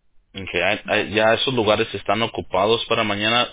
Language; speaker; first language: Spanish; early bilingual, heritage; Spanish